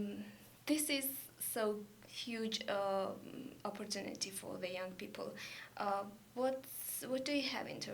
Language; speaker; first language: English; non-native, learner; Georgian